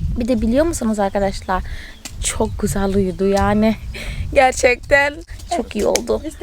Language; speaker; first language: Turkish; non-native, fluent; Portuguese